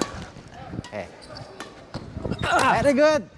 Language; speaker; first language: English; non-native, fluent; Indonesian